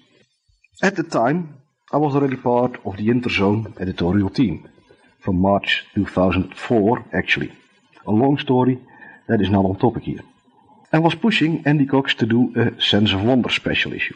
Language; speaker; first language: English; non-native, fluent; Dutch